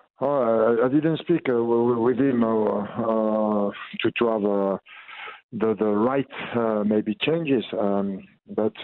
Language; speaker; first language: English; non-native, learner; French